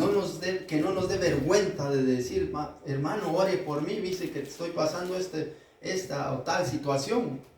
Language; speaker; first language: Spanish; native; Spanish